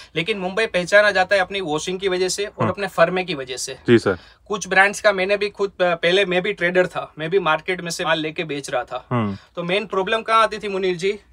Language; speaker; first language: Hindi; non-native, local second language; Gujarati